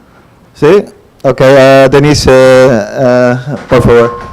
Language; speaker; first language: Spanish; non-native, fluent; Dutch